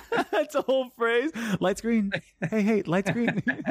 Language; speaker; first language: English; native; English